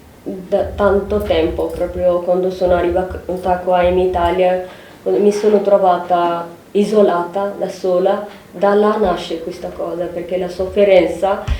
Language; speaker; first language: Italian; non-native, fluent; Bangla